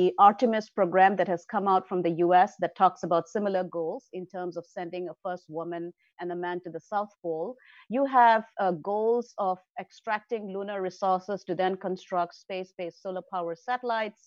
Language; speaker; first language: English; non-native, local second language; Assamese